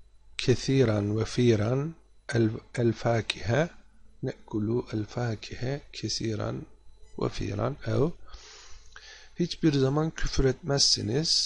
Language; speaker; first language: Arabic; non-native, fluent; Turkish